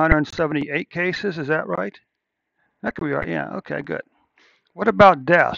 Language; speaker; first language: English; native; English